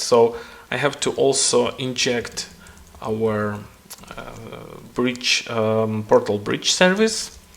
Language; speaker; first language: English; non-native, fluent; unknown